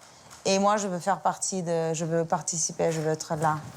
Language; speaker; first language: French; non-native, fluent; Ukrainian